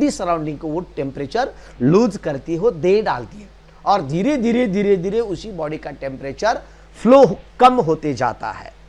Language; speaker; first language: Hindi; non-native, local second language; Marathi